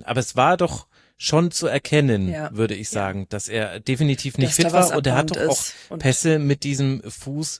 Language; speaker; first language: German; native; German